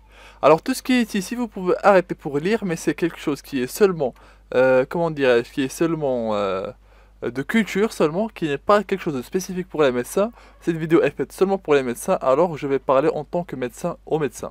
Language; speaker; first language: French; non-native, local second language; Arabic